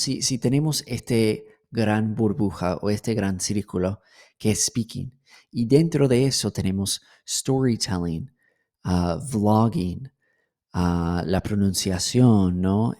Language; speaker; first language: Spanish; non-native, fluent; English